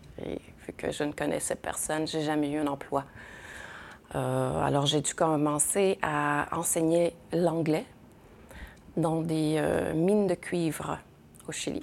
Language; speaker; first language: French; early bilingual, other home language; Spanish